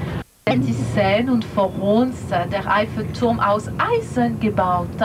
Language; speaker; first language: German; non-native, fluent; French